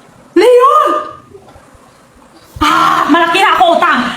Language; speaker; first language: Filipino; non-native, learner; Chinese